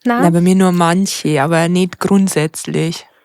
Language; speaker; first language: German; native; German